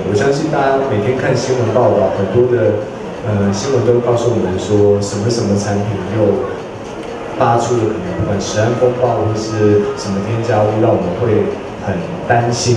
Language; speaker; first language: Chinese; native; Chinese